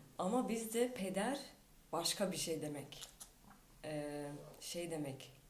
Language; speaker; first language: Turkish; non-native, fluent; Albanian